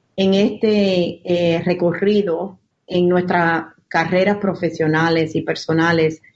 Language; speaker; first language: Spanish; early bilingual, heritage; Spanish